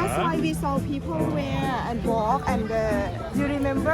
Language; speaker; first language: English; non-native, learner; Thai